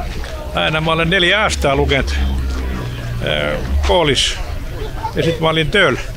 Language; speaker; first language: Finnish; non-native, learner; Estonian